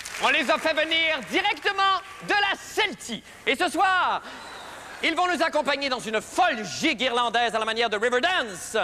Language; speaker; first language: French; native; French